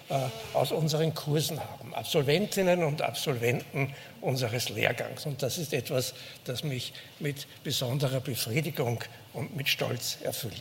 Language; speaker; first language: German; native; German